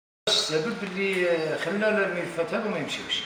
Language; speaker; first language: Arabic; native; Arabic